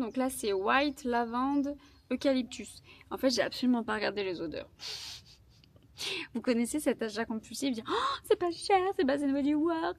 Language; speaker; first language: French; native; French